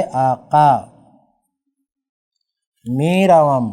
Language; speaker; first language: Persian; non-native, fluent; Urdu